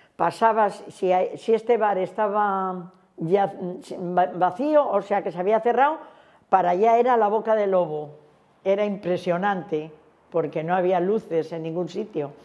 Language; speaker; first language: Spanish; native; Spanish